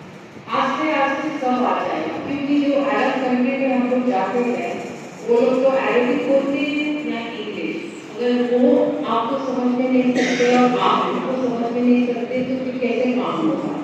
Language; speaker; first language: Hindi; non-native, local second language; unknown